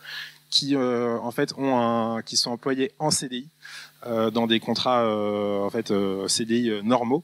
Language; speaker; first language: French; native; French